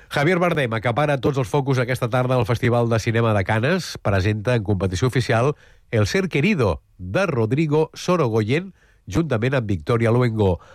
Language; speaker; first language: Catalan; native; Catalan